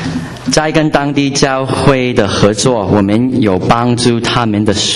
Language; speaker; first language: Chinese; non-native, learner; English